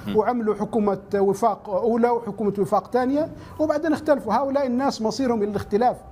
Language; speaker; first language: Arabic; native; Arabic